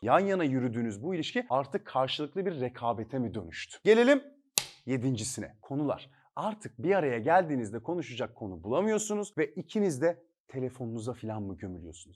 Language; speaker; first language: Turkish; native; Turkish